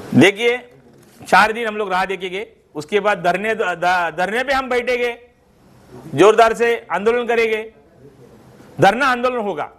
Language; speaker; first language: Hindi; non-native, local second language; Marathi